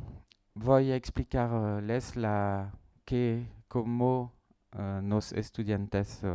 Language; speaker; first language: Spanish; non-native, learner; French